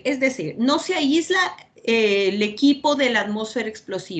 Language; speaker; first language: Spanish; native; Spanish